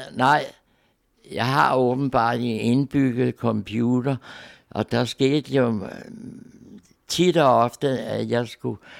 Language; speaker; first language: Danish; native; Danish